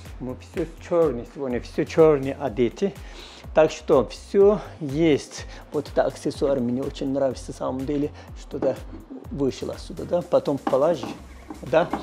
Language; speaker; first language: Russian; non-native, learner; Turkish